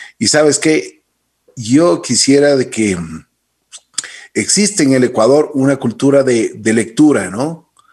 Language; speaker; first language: Spanish; native; Spanish